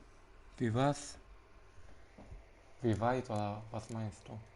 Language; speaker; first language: German; non-native, fluent; Romanian